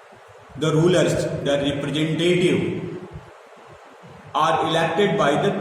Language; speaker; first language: English; non-native, local second language; Hindi